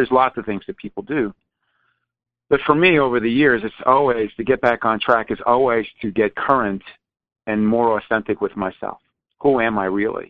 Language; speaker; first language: English; native; English